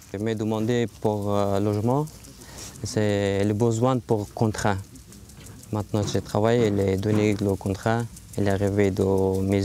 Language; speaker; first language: French; non-native, learner; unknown